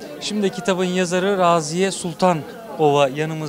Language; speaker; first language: Turkish; native; Turkish